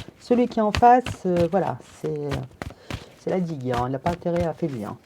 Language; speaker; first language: French; native; French